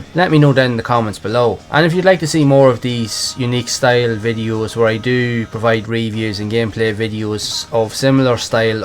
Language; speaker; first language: English; native; English